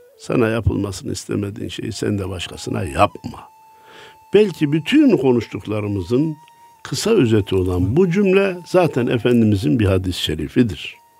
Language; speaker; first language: Turkish; native; Turkish